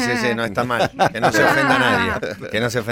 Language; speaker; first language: Spanish; native; Spanish